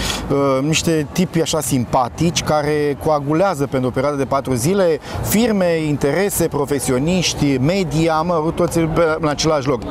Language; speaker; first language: Romanian; native; Romanian